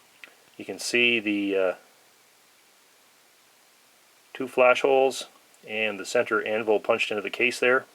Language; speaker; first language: English; native; English